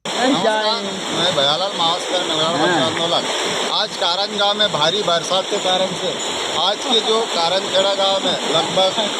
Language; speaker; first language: Hindi; non-native, local second language; Marathi